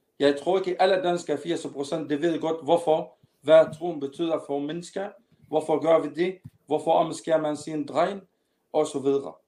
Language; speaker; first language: Danish; non-native, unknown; Arabic